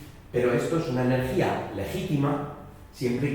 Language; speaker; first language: Spanish; native; Spanish